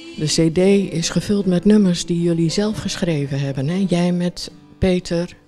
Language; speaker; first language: Dutch; native; Dutch